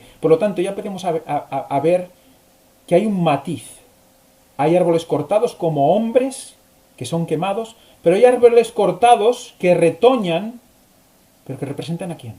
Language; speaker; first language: Spanish; native; Spanish